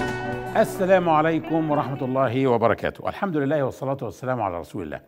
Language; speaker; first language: Arabic; native; Arabic